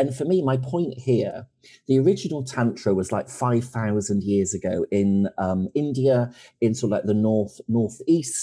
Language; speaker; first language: English; native; English